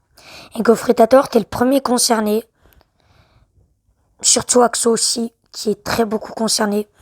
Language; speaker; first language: French; native; French